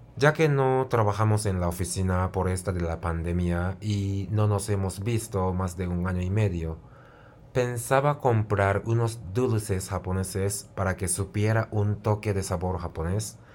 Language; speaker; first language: Spanish; non-native, fluent; Japanese